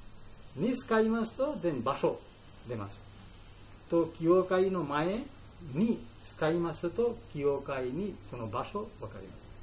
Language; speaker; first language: Japanese; non-native, learner; Bangla